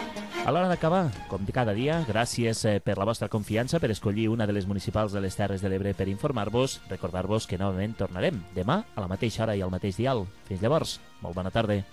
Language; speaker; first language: Catalan; native; Catalan